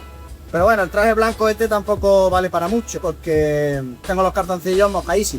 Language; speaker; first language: Spanish; native; Spanish